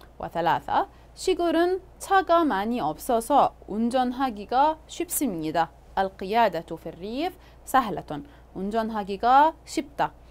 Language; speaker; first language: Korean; non-native, fluent; Arabic